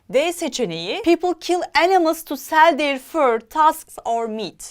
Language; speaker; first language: English; non-native, fluent; Turkish